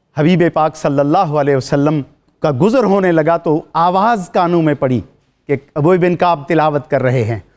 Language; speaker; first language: Urdu; native; Urdu